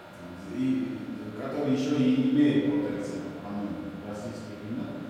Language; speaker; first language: Russian; non-native, fluent; Georgian